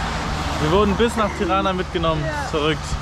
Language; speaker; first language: German; native; German